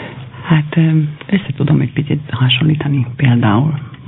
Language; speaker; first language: Hungarian; non-native, fluent; Albanian